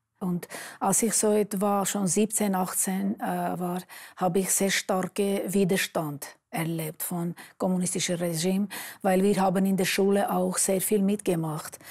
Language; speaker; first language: German; non-native, fluent; Armenian